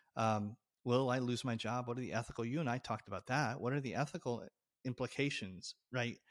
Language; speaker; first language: English; native; English